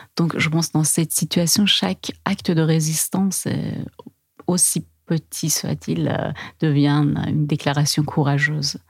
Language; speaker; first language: French; non-native, fluent; Persian